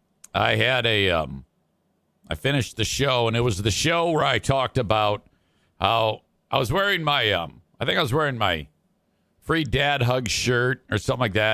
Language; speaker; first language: English; native; English